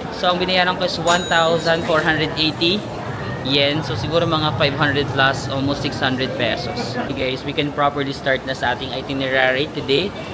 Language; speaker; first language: Filipino; non-native, local second language; Waray